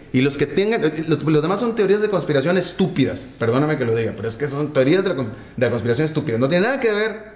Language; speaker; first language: Spanish; native; Spanish